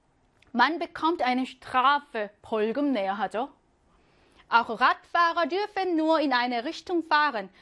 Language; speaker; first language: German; non-native, fluent; Korean